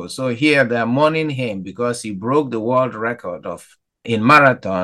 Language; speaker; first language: English; non-native, local second language; Igbo